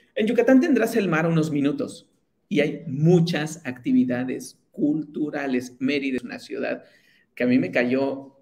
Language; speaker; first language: Spanish; native; Spanish